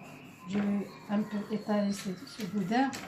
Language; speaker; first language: French; non-native, local second language; Arabic